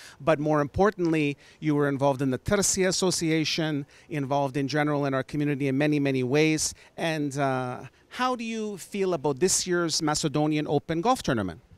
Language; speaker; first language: English; early bilingual, other home language; Macedonian